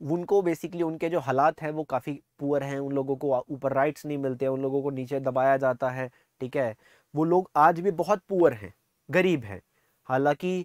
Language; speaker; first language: Hindi; non-native, local second language; Punjabi